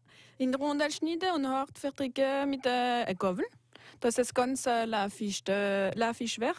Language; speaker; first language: German; non-native, local second language; French